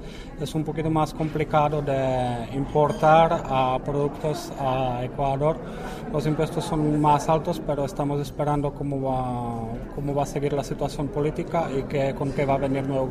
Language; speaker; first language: Spanish; non-native, fluent; Czech